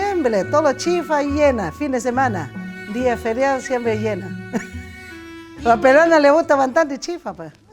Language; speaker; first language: Spanish; non-native, learner; Chinese